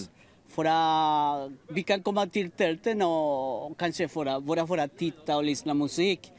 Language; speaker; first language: Swedish; non-native, learner; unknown